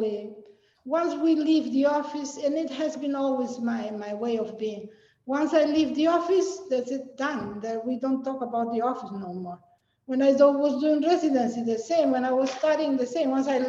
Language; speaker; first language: English; non-native, fluent; Spanish